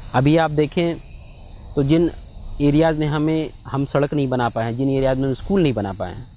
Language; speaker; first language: Hindi; native; Hindi